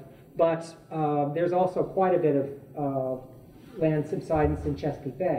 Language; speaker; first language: English; native; English